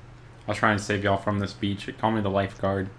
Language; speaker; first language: English; native; English